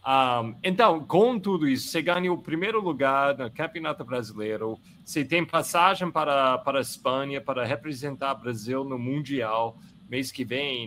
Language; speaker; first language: Portuguese; non-native, fluent; English